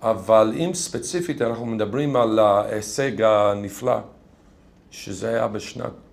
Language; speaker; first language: Hebrew; non-native, fluent; English